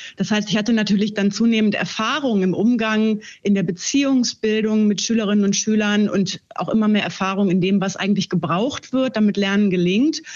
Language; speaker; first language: German; native; German